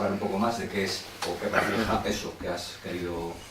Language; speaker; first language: Spanish; native; Spanish